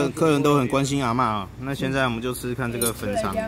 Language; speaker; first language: Chinese; native; Chinese